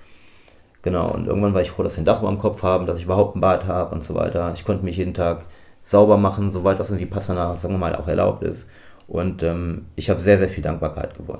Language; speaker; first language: German; native; German